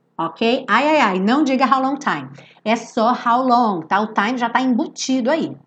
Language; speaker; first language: Portuguese; native; Portuguese